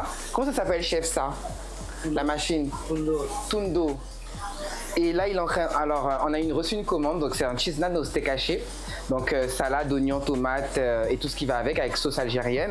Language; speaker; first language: French; native; French